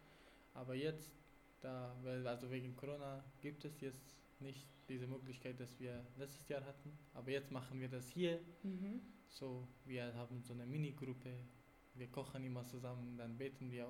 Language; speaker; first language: German; non-native, fluent; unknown